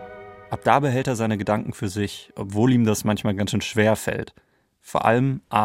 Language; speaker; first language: German; native; German